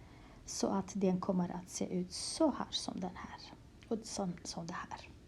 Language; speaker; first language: Swedish; non-native, fluent; Kurdish